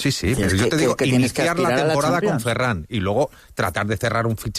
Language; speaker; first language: Spanish; native; Spanish